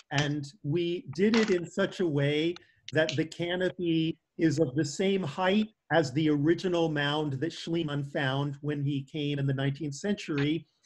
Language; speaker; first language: English; native; English